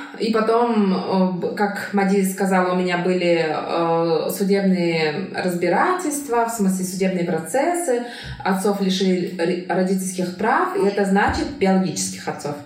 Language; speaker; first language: Russian; non-native, local second language; Kyrgyz